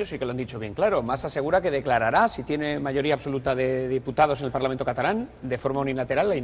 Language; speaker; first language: Spanish; native; Spanish